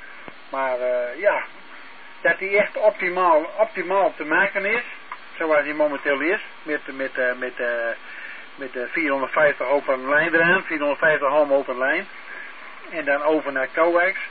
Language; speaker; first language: Dutch; native; Dutch